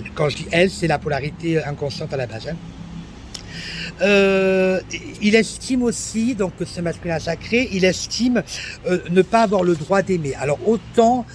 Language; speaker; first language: French; native; French